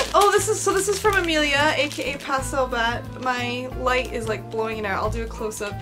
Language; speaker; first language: English; native; English